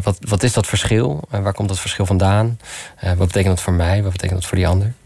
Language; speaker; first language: Dutch; early bilingual, other home language; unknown